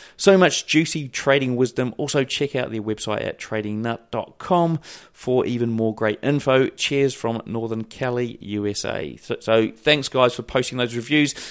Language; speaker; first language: English; native; English